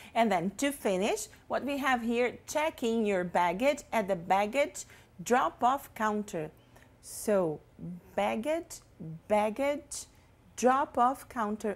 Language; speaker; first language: English; non-native, fluent; Portuguese